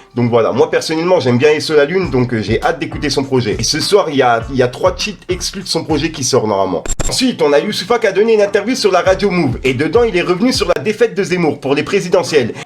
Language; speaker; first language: French; native; French